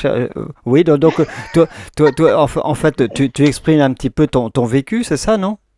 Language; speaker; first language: French; native; French